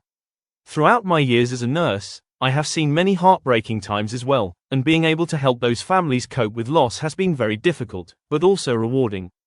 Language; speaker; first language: English; non-native, fluent; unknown